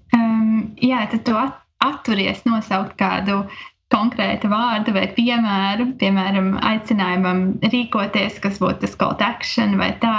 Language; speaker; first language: Latvian; native; Latvian